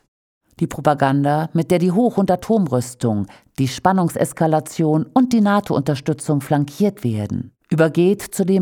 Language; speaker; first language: German; native; German